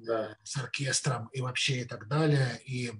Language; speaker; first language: Russian; native; Russian